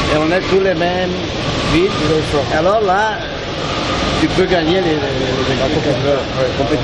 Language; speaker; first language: French; non-native, learner; Italian